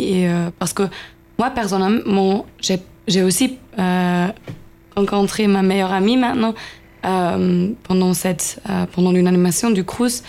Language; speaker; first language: French; non-native, fluent; German